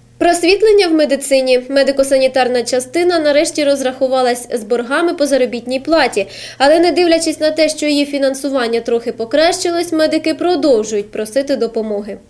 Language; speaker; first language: Ukrainian; native; Ukrainian